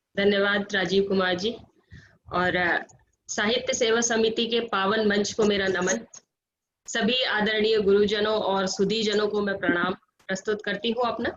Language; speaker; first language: Hindi; native; Hindi